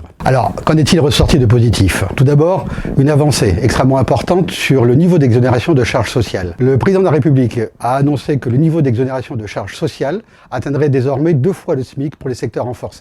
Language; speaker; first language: French; native; French